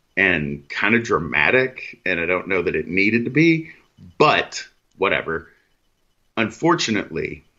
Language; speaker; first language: English; native; English